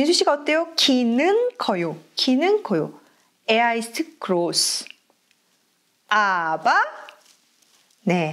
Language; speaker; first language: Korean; non-native, learner; German